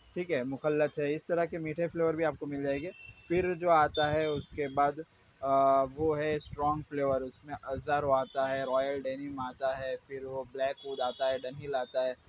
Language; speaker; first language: Hindi; non-native, local second language; Gujarati